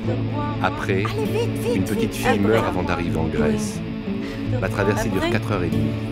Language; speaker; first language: French; non-native, learner; Arabic